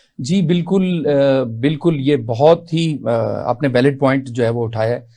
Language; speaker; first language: Urdu; non-native, local second language; Punjabi